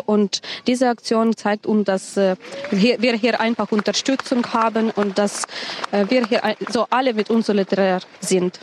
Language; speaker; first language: German; non-native, fluent; Ukrainian